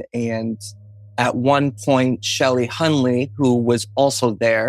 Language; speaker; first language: English; native; English